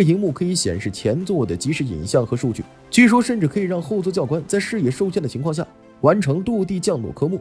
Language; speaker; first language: Chinese; native; Chinese